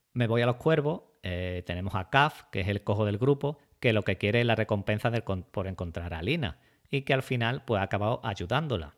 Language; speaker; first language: Spanish; native; Spanish